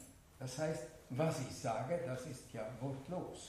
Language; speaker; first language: German; non-native, fluent; Hungarian